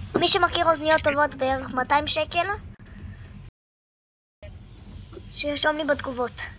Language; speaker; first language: Hebrew; native; Hebrew